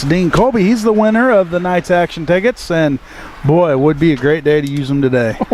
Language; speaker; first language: English; native; English